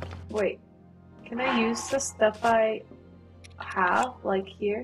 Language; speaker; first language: English; non-native, fluent; Korean